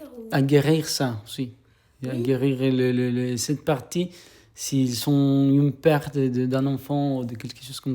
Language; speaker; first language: French; non-native, fluent; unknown